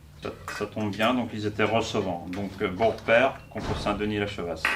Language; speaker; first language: French; native; French